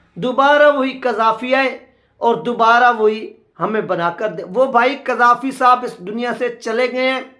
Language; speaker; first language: Urdu; native; Urdu